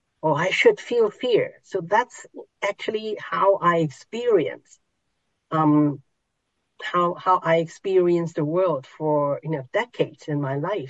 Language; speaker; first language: English; non-native, local second language; Cantonese